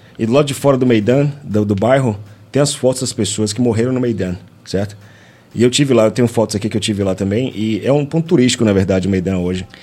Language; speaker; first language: Portuguese; native; Portuguese